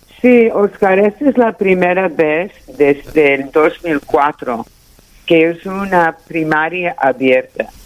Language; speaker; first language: Spanish; early bilingual, heritage; Spanish